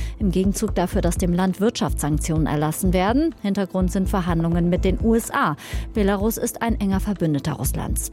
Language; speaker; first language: German; native; German